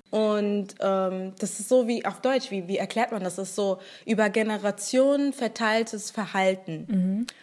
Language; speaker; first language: German; early bilingual, other home language; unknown